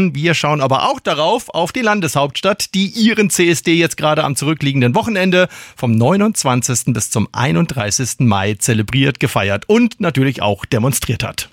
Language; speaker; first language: German; native; German